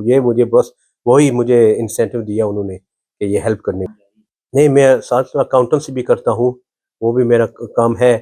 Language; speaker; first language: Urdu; early bilingual, heritage; Urdu